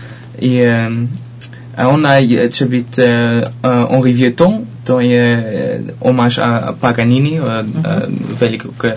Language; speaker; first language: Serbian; non-native, learner; Dutch